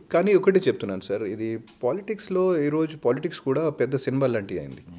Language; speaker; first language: Telugu; non-native, fluent; Hindi